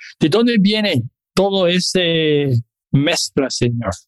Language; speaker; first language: Spanish; non-native, fluent; English